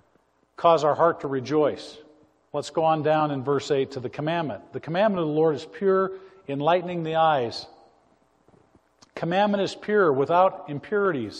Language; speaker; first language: English; native; English